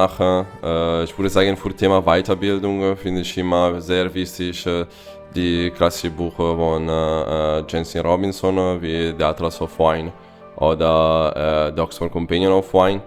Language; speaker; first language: German; non-native, fluent; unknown